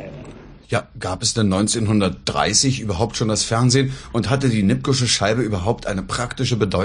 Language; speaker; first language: German; native; German